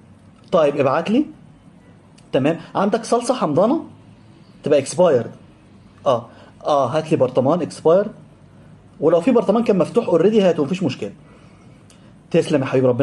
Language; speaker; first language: Arabic; native; Arabic